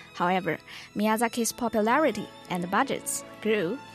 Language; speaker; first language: English; non-native, fluent; Chinese